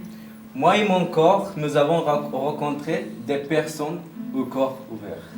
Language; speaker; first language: French; non-native, learner; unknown